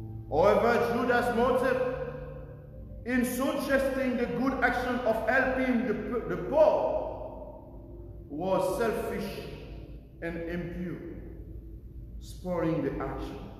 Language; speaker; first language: English; non-native, fluent; Haitian Creole